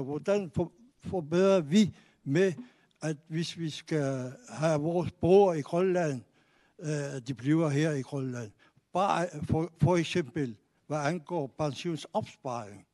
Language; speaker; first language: Danish; non-native, local second language; Kalaallisut